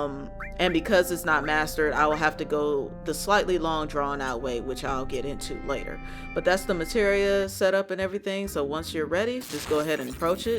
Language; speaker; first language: English; native; English